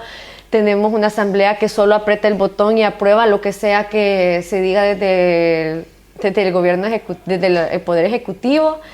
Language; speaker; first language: Spanish; native; Spanish